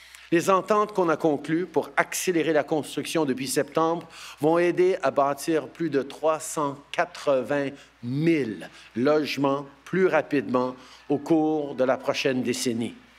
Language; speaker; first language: French; early bilingual, heritage; French